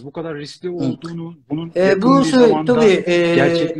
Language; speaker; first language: Turkish; native; Turkish